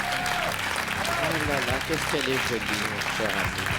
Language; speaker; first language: French; native; French